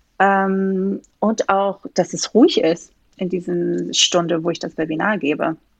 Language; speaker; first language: German; non-native, fluent; Greek